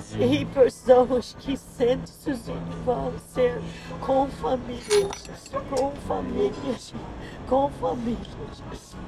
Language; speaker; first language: Portuguese; non-native, learner; English